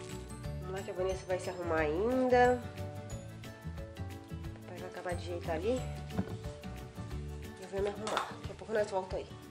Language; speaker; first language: Portuguese; native; Portuguese